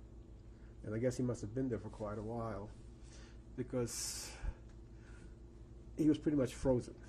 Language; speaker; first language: English; early bilingual, other home language; Yiddish